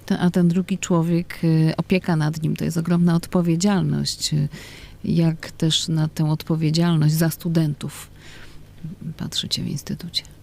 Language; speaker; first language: Polish; native; Polish